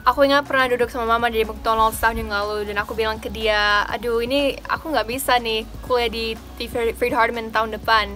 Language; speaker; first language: Indonesian; non-native, fluent; English